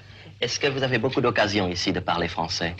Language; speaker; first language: French; native; French